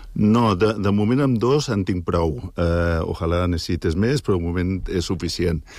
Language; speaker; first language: Catalan; native; Catalan